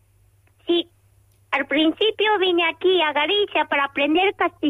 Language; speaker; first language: Spanish; non-native, learner; Japanese